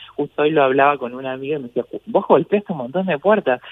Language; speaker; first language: Spanish; native; Spanish